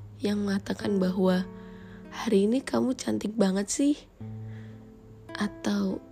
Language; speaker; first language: Indonesian; native; Indonesian